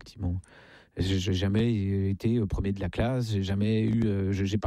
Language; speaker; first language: French; native; French